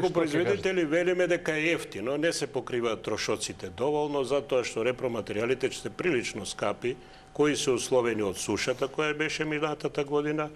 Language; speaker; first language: Macedonian; native; Macedonian